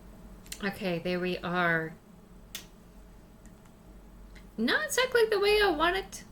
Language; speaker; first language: English; native; English